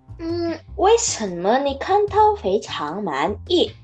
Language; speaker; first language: Chinese; non-native, learner; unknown